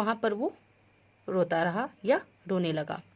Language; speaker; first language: Hindi; native; Hindi